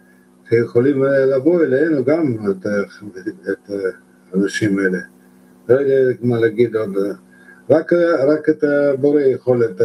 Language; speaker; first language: Hebrew; non-native, learner; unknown